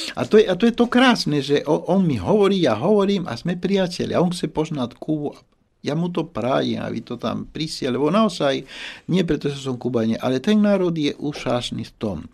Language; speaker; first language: Slovak; non-native, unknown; Spanish